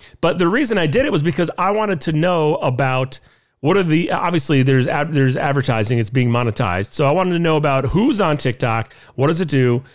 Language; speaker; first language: English; native; English